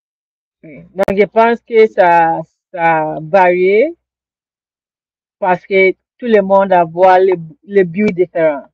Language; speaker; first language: French; non-native, learner; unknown